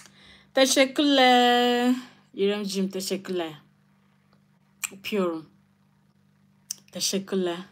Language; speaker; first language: Turkish; non-native, learner; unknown